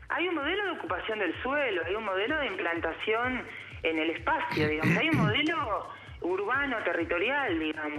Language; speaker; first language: Spanish; native; Spanish